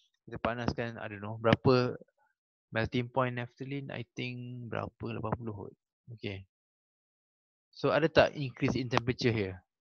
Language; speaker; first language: English; non-native, local second language; Malay